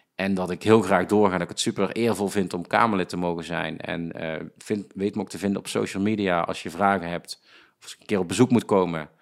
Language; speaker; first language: Dutch; native; Dutch